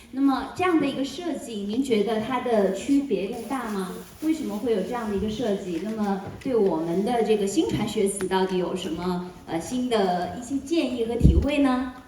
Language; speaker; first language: Chinese; native; Chinese